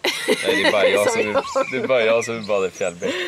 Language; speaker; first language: Swedish; native; Swedish